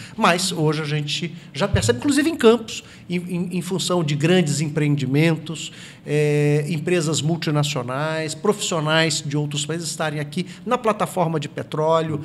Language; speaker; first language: Portuguese; native; Portuguese